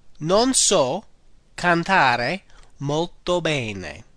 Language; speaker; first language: Italian; non-native, fluent; English